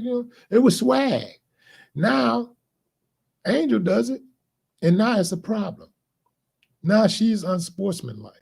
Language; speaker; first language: English; native; English